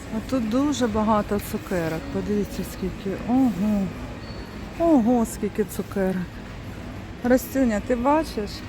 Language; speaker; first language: Ukrainian; non-native, local second language; Russian